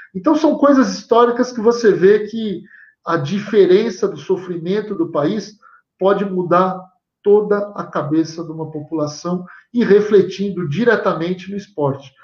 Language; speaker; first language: Portuguese; native; Portuguese